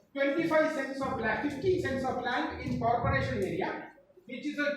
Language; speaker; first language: English; non-native, local second language; Malayalam